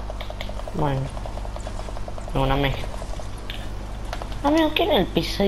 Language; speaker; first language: Spanish; native; Spanish